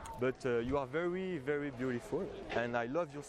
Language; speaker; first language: English; non-native, learner; French